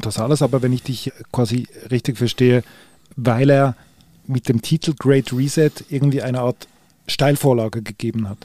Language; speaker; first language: German; native; German